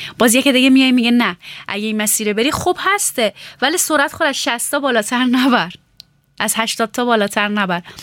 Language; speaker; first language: Persian; native; Persian